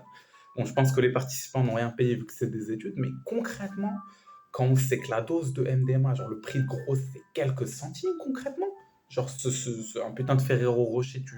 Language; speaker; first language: French; native; French